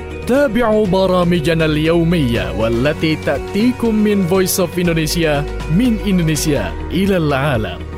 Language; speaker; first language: Arabic; non-native, fluent; Indonesian